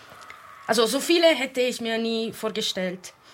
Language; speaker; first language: German; non-native, fluent; Italian